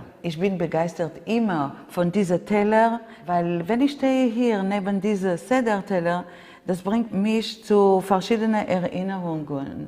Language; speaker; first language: German; non-native, fluent; Hebrew